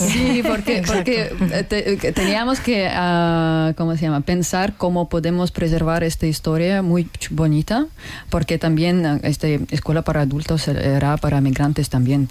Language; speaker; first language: Spanish; non-native, learner; Russian